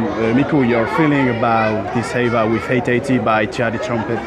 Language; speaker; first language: English; non-native, learner; French